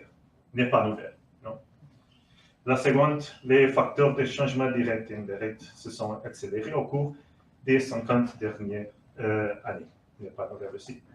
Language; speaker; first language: French; non-native, learner; Portuguese